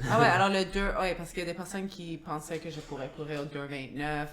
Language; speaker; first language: French; non-native, local second language; English